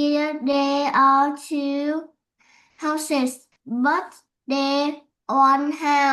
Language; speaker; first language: English; non-native, learner; Vietnamese